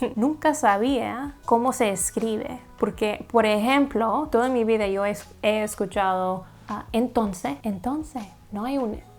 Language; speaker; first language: Spanish; non-native, learner; English